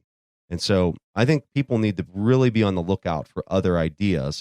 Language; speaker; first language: English; native; English